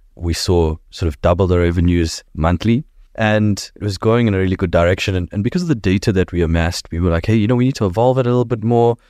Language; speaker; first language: English; native; English